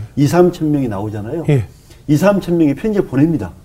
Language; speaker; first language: Korean; native; Korean